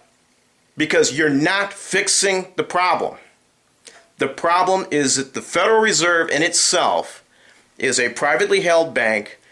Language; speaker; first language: English; native; English